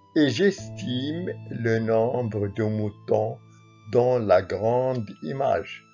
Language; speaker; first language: French; non-native, local second language; Arabic